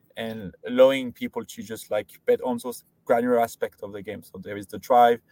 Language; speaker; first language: English; non-native, fluent; French